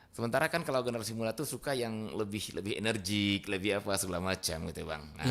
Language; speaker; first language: Indonesian; non-native, local second language; Minangkabau